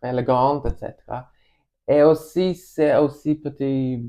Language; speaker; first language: French; non-native, learner; Swedish